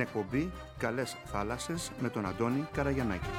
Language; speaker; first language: Greek; native; Greek